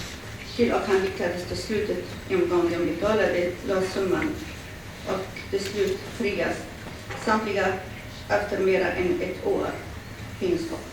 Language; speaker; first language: Swedish; early bilingual, other home language; Assyrian Neo-Aramaic